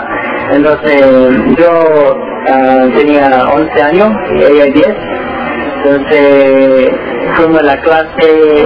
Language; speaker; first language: Spanish; early bilingual, heritage; Spanish